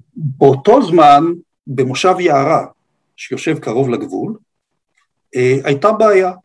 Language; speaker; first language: Hebrew; native; Hebrew